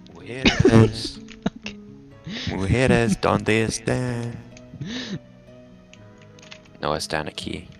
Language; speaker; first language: Spanish; non-native, learner; English